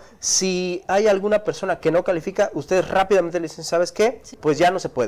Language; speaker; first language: Spanish; native; Spanish